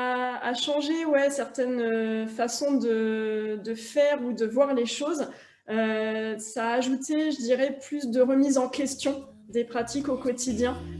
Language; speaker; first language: French; native; French